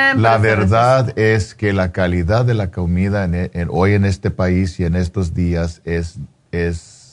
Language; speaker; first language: Spanish; early bilingual, heritage; Spanish